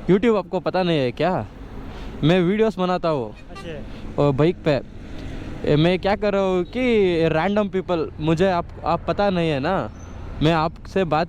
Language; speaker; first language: Hindi; non-native, local second language; Kannada